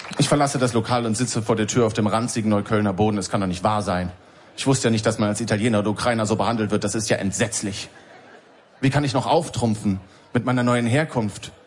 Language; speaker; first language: German; native; German